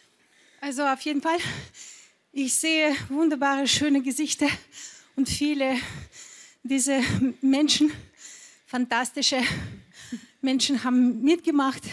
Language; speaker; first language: German; non-native, fluent; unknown